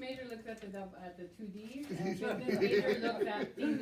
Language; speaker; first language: English; native; English